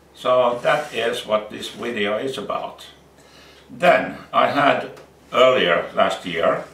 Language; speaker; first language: English; non-native, fluent; Finnish